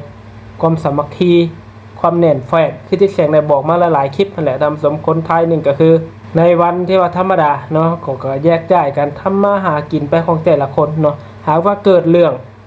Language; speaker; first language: Thai; non-native, local second language; Lao